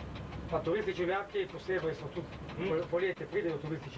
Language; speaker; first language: Slovenian; non-native, learner; Italian